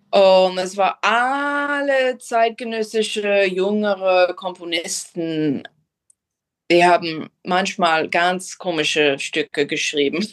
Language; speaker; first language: German; non-native, fluent; English